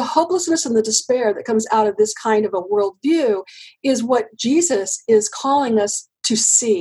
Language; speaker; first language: English; native; English